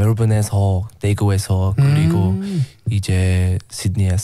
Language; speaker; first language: Korean; non-native, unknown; English